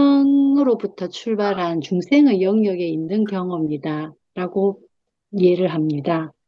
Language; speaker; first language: Korean; native; Korean